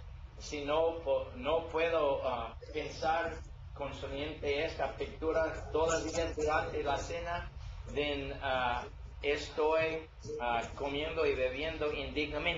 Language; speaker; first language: Spanish; non-native, learner; English